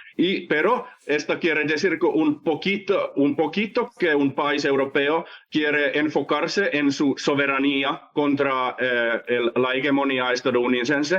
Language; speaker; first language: Spanish; non-native, fluent; Finnish